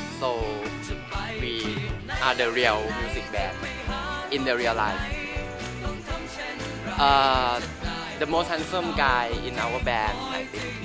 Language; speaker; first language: English; non-native, learner; Thai